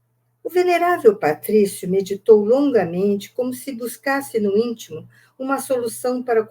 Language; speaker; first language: Portuguese; native; Portuguese